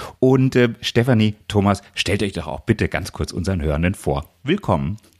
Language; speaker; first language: German; native; German